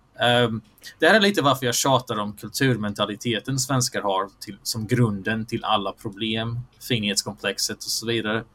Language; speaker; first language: Swedish; early bilingual, other home language; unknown